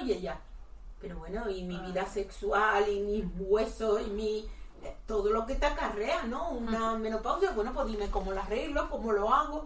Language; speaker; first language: Spanish; native; Spanish